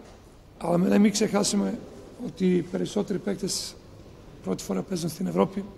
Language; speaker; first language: Greek; non-native, fluent; Serbian